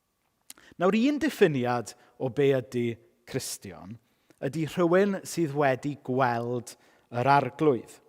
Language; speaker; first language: Welsh; native; Welsh